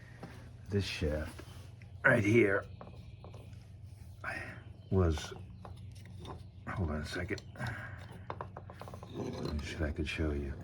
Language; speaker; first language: English; native; English